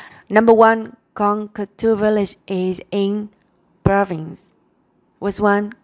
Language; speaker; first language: English; non-native, fluent; Vietnamese